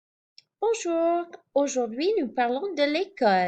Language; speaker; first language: French; non-native, fluent; English